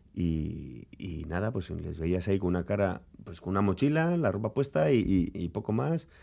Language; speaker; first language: Spanish; native; Spanish